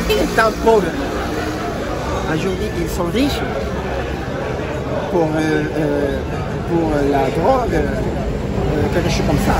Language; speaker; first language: French; non-native, learner; Spanish